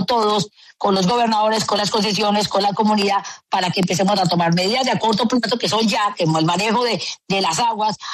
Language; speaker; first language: Spanish; native; Spanish